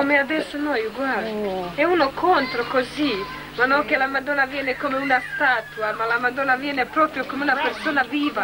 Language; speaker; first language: Italian; non-native, learner; Croatian